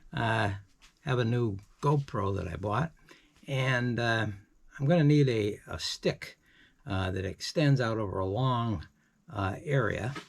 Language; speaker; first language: English; native; English